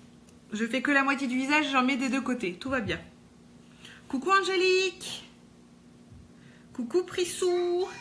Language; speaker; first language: French; native; French